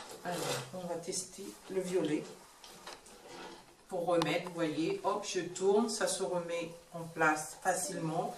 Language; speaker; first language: French; native; French